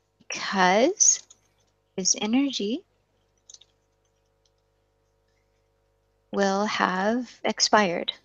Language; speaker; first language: English; non-native, fluent; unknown